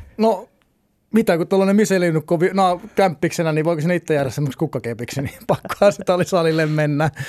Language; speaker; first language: Finnish; native; Finnish